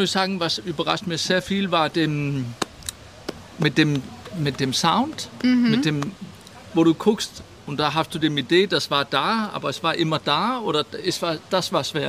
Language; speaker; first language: German; non-native, learner; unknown